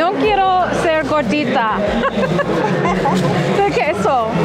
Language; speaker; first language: Spanish; non-native, learner; English